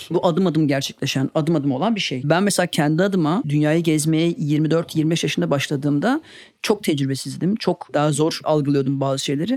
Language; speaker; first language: Turkish; native; Turkish